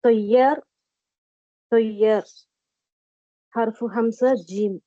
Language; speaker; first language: Arabic; non-native, learner; Tamil